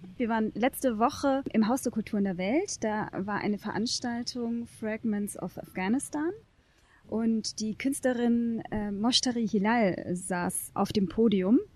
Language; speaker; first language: German; native; German